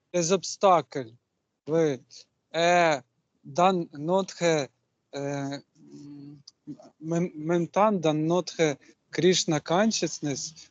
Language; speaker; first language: French; non-native, learner; Russian